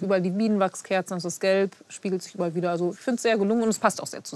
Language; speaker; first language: German; native; German